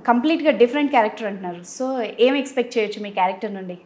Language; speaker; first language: Telugu; native; Telugu